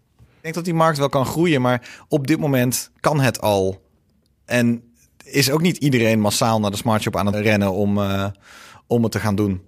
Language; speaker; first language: Dutch; native; Dutch